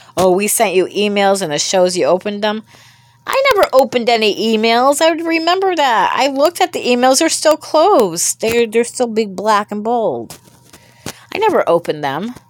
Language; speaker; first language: English; native; English